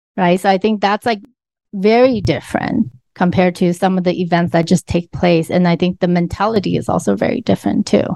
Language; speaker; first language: English; early bilingual, other home language; Chinese